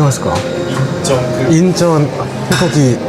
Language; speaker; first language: Japanese; non-native, learner; Korean